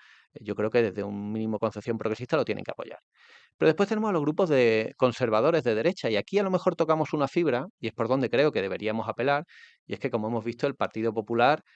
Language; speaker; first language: Spanish; native; Spanish